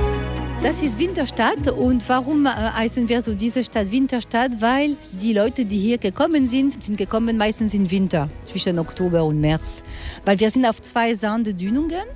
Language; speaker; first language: German; non-native, fluent; French